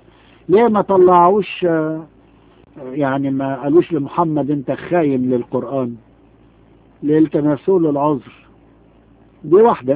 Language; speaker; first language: Arabic; native; Arabic